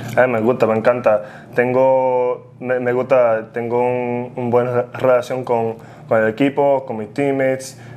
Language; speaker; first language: Spanish; early bilingual, heritage; Spanish